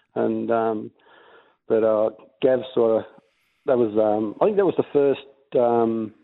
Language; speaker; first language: English; native; English